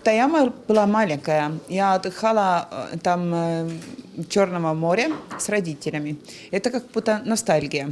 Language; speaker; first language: Russian; non-native, learner; Estonian